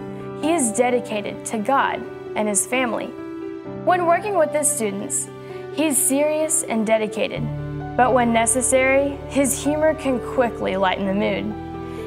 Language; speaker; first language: English; native; English